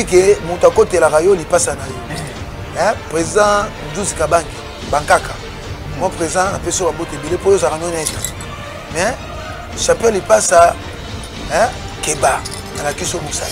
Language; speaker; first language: French; non-native, local second language; Lingala